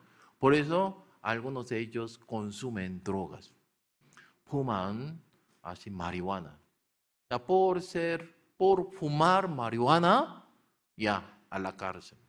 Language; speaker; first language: Spanish; non-native, learner; Korean